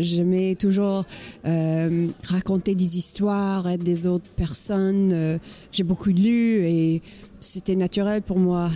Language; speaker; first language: French; non-native, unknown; English